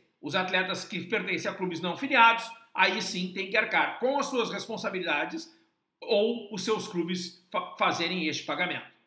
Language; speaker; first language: Portuguese; native; Portuguese